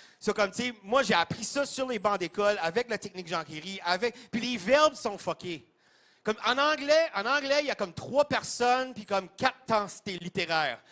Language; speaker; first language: French; non-native, local second language; English